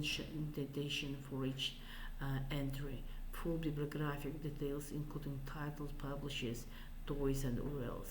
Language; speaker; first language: English; non-native, fluent; Kazakh